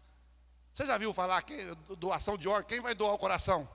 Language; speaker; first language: Portuguese; native; Portuguese